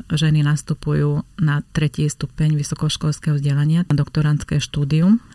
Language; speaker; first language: Slovak; non-native, local second language; Hungarian